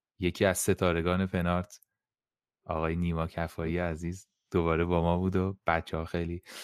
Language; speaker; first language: Persian; native; Persian